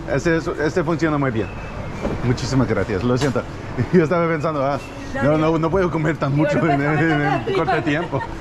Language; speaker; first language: Spanish; non-native, learner; English